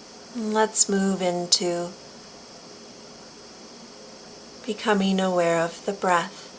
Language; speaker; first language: English; native; English